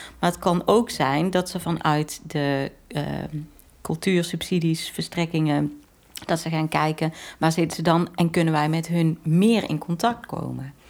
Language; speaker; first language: Dutch; native; Dutch